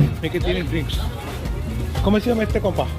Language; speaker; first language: Spanish; non-native, learner; Sinhala